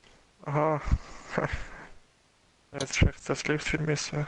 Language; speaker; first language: German; native; German